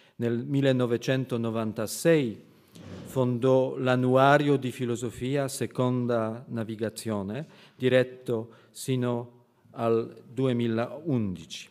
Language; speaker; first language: Italian; non-native, fluent; Polish